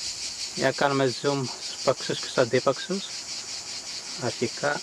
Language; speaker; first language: Greek; native; Greek